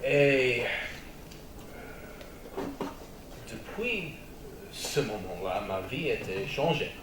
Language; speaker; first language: French; non-native, learner; English